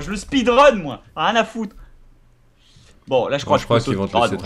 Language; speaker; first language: French; native; French